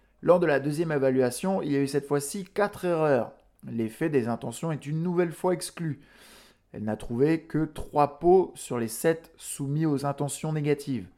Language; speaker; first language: French; native; French